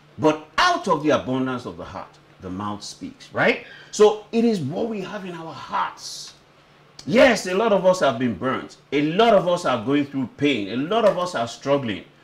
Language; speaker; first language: English; non-native, local second language; Yoruba